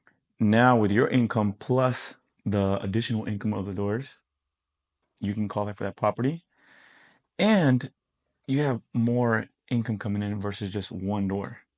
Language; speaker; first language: English; native; English